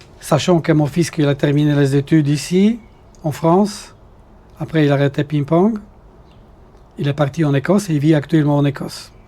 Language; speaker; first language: French; non-native, fluent; Polish